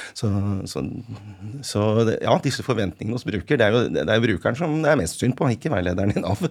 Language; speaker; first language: Norwegian; native; Norwegian